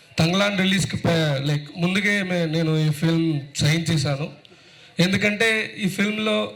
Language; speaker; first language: Telugu; non-native, learner; Tamil